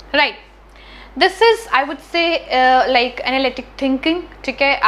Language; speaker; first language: Hindi; native; Hindi